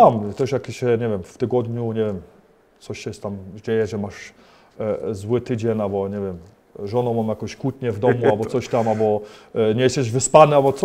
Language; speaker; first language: Polish; early bilingual, heritage; Polish